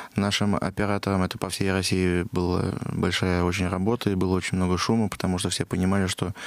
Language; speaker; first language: Russian; native; Russian